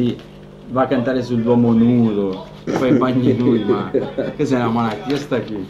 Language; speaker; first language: Italian; native; Italian